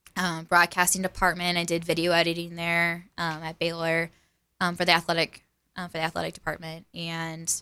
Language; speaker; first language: English; native; English